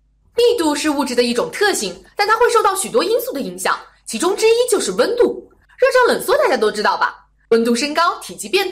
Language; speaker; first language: Chinese; native; Chinese